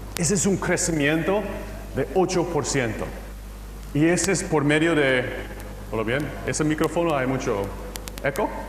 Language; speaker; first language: Spanish; non-native, fluent; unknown